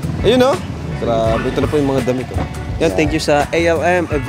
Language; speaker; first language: Filipino; native; Filipino